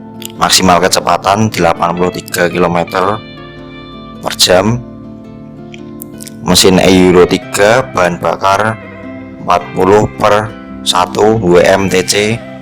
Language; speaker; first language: Indonesian; native; Indonesian